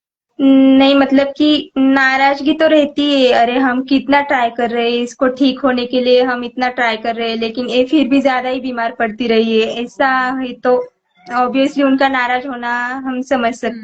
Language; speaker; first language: Hindi; native; Hindi